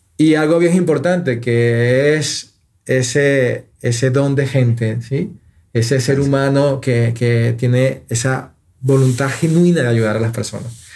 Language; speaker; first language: Spanish; native; Spanish